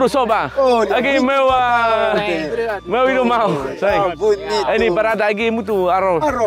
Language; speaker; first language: Portuguese; non-native, learner; Vietnamese